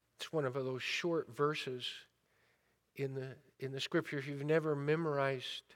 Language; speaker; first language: English; native; English